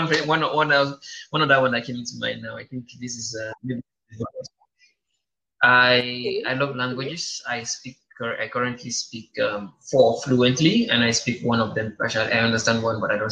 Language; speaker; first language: English; non-native, local second language; Igbo